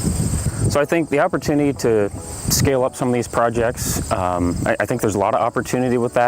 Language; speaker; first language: English; native; English